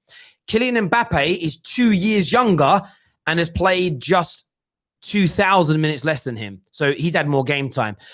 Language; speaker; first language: English; native; English